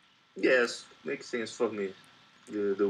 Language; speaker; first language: English; non-native, learner; Portuguese